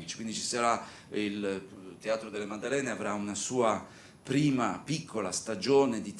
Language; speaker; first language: Italian; native; Italian